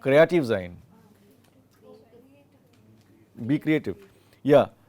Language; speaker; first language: German; non-native, fluent; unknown